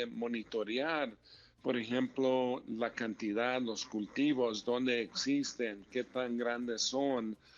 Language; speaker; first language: Spanish; early bilingual, heritage; Spanish